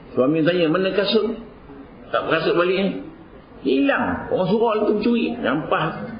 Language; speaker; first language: Malay; native; Malay